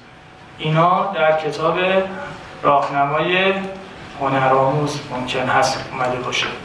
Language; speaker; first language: Persian; native; Persian